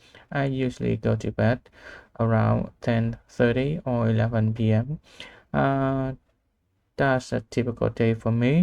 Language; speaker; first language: English; non-native, learner; Vietnamese